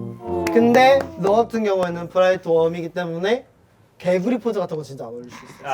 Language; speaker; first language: Korean; native; Korean